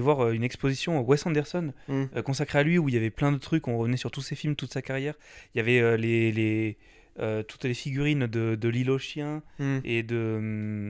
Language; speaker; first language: French; native; French